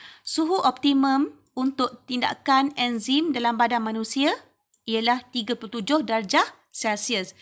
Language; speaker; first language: Malay; native; Malay